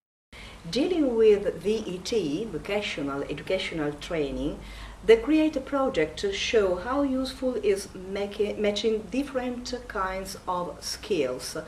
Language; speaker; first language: English; non-native, learner; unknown